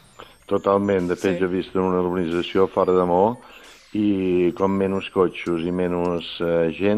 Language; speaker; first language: Catalan; native; Catalan